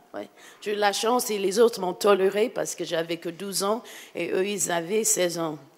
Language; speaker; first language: French; non-native, fluent; English